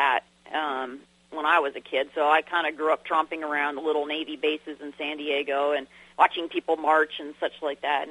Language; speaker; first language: English; native; English